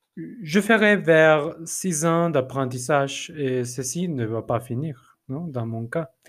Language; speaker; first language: French; non-native, fluent; Spanish